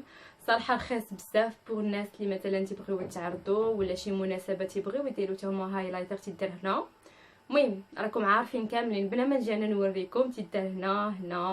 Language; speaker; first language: Arabic; native; Arabic